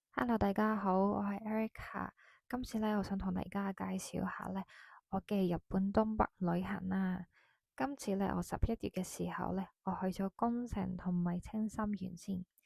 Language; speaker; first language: Cantonese; non-native, fluent; Japanese